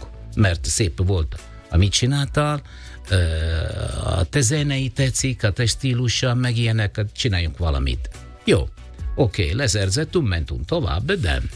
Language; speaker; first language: Hungarian; non-native, fluent; Italian